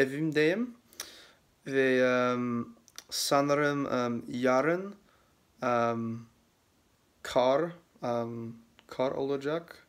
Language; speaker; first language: Turkish; non-native, learner; English